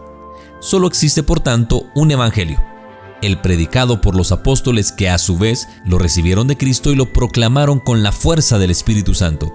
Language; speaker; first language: Spanish; native; Spanish